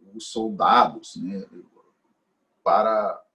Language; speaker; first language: Portuguese; non-native, fluent; English